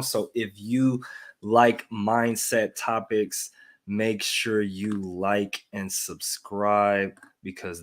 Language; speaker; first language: English; native; English